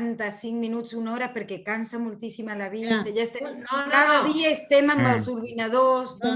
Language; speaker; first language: Catalan; non-native, fluent; Spanish